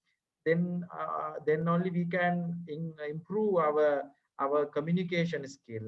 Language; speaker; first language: English; non-native, fluent; Sinhala